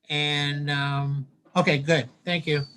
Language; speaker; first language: English; native; English